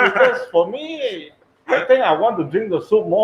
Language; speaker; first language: English; non-native, fluent; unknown